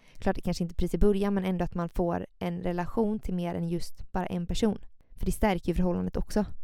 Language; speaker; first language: Swedish; native; Swedish